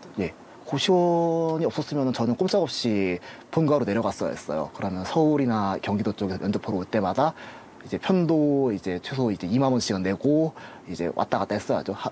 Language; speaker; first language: Korean; native; Korean